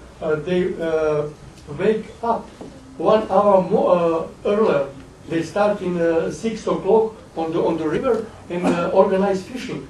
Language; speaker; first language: English; non-native, fluent; Serbian